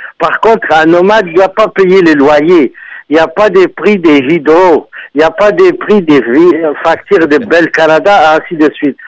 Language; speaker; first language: French; non-native, local second language; Arabic